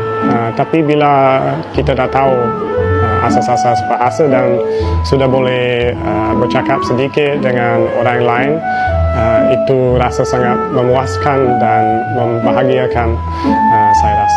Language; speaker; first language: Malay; non-native, fluent; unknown